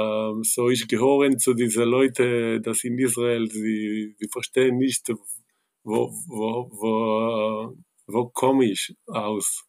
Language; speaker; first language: German; non-native, learner; Hebrew